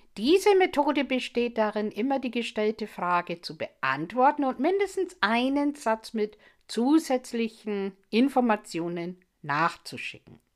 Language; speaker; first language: German; non-native, fluent; English